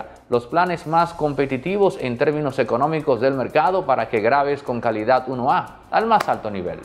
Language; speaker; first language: Spanish; native; Spanish